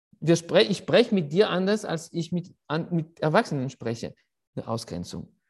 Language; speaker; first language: German; non-native, fluent; French